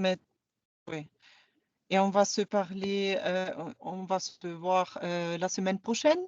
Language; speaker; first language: French; non-native, fluent; German